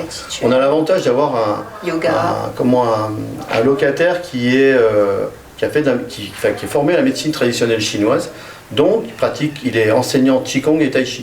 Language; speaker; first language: French; native; French